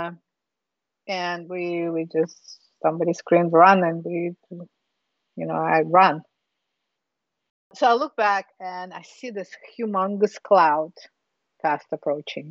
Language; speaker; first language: English; non-native, fluent; Russian